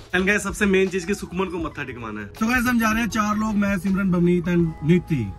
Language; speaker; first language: Hindi; native; Hindi